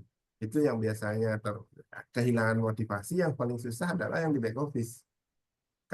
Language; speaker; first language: Indonesian; native; Indonesian